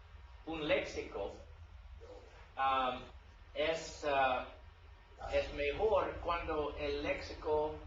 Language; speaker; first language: Spanish; non-native, learner; English